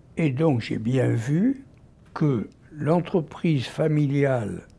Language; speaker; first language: French; native; French